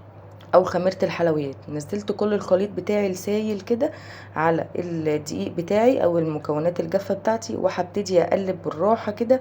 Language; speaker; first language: Arabic; native; Arabic